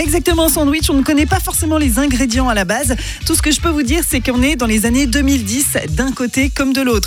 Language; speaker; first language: French; native; French